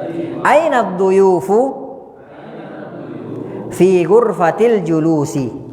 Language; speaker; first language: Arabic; non-native, fluent; Indonesian